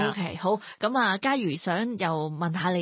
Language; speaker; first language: Cantonese; native; Cantonese